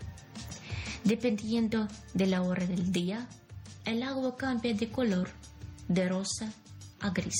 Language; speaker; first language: Spanish; non-native, fluent; Ukrainian